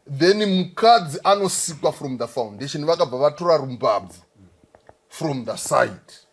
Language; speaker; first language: Shona; native; Shona